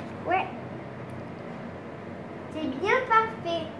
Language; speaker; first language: French; native; French